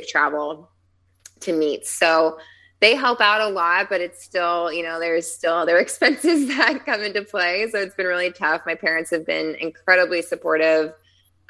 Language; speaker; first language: English; native; English